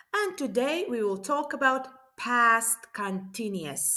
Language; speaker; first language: English; non-native, fluent; Latvian